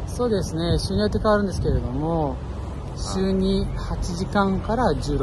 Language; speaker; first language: Japanese; non-native, fluent; Portuguese